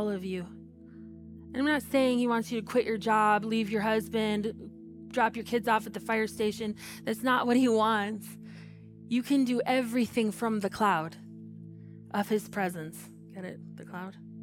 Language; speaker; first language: English; native; English